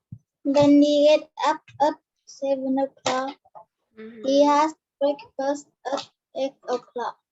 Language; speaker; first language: English; non-native, learner; Vietnamese